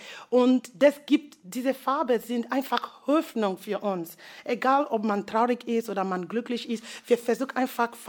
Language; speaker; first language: German; non-native, learner; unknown